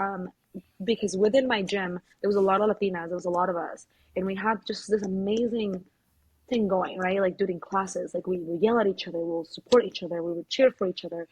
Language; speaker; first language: English; early bilingual, other home language; Spanish